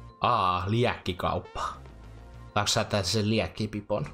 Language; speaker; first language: Finnish; native; Finnish